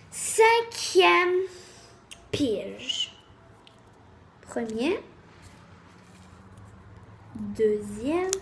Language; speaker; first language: French; native; French